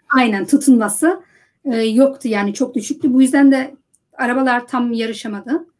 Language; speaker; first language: Turkish; early bilingual, heritage; Turkish